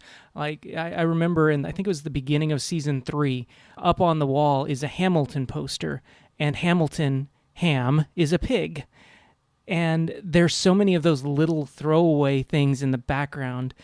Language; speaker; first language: English; native; English